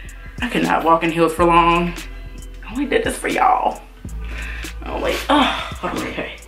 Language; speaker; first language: English; native; English